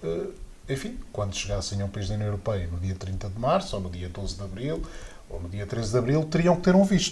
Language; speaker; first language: Portuguese; native; Portuguese